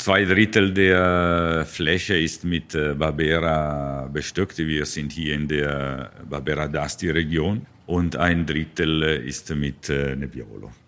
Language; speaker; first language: German; non-native, learner; Italian